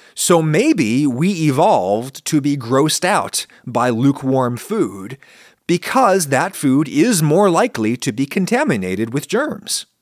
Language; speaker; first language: English; native; English